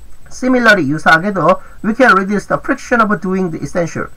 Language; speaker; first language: English; non-native, fluent; Korean